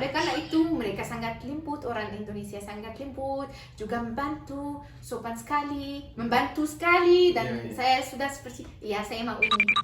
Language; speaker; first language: Indonesian; non-native, learner; Arabic